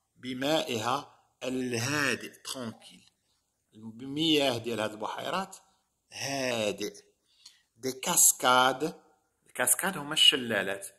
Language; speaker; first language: French; non-native, local second language; Arabic